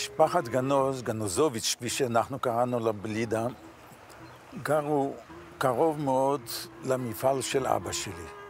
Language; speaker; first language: Hebrew; non-native, fluent; Yiddish